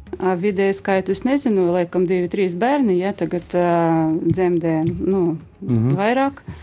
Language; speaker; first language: Latvian; non-native, local second language; Russian